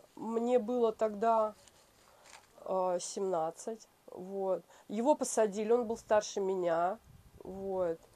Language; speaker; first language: Russian; native; Russian